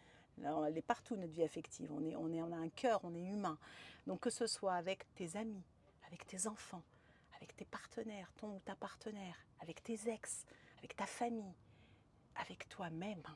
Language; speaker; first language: French; native; French